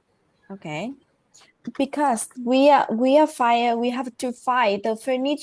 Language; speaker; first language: English; non-native, learner; Vietnamese